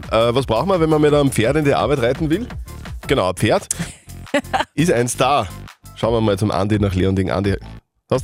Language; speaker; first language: German; native; German